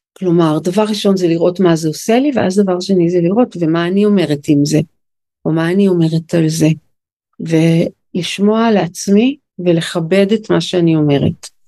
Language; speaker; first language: Hebrew; native; Hebrew